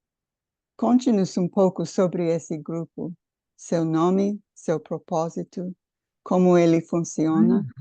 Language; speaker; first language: Portuguese; non-native, fluent; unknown